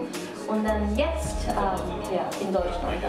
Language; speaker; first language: German; non-native, learner; Cantonese